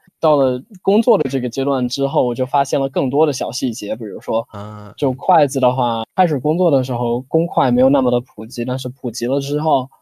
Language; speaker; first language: Chinese; non-native, fluent; English